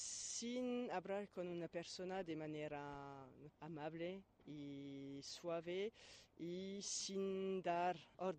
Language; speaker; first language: Spanish; non-native, fluent; French